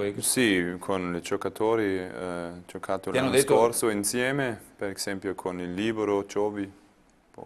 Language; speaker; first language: Italian; non-native, learner; German